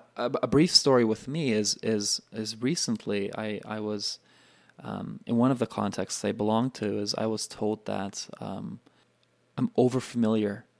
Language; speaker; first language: English; native; English